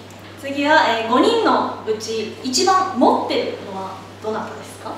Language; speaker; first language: Japanese; native; Japanese